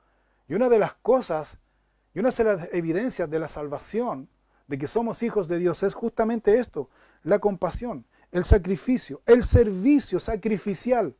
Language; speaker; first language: Spanish; native; Spanish